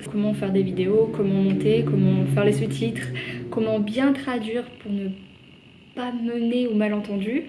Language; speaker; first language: French; native; French